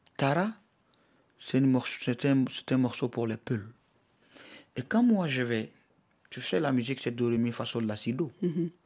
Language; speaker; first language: French; non-native, local second language; Bambara